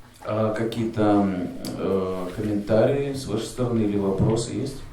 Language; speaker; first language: Russian; native; Russian